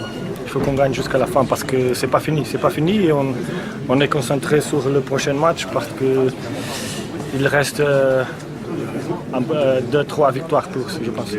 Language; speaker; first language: French; non-native, fluent; Portuguese